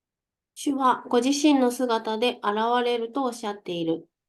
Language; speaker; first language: Japanese; native; Japanese